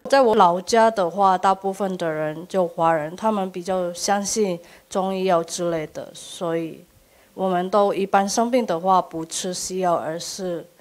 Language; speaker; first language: Chinese; non-native, fluent; Indonesian